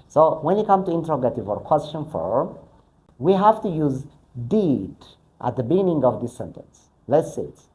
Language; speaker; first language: English; non-native, local second language; Amharic